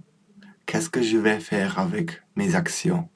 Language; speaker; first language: French; non-native, learner; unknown